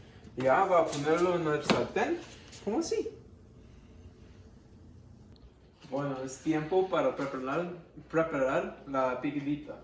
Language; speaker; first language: Spanish; non-native, learner; English